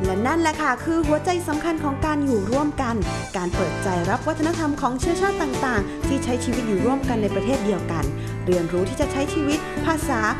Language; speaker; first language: Thai; native; Thai